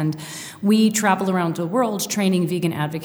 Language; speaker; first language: English; native; English